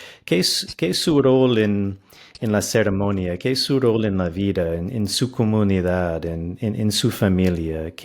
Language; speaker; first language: Spanish; non-native, fluent; English